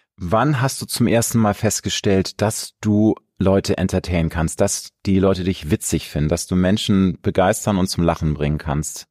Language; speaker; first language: German; native; German